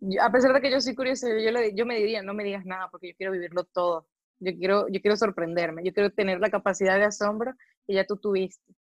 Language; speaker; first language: Spanish; native; Spanish